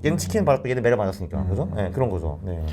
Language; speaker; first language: Korean; native; Korean